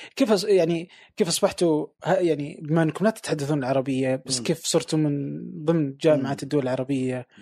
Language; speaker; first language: Arabic; native; Arabic